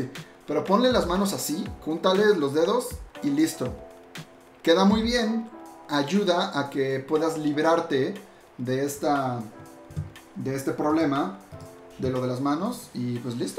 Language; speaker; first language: Spanish; native; Spanish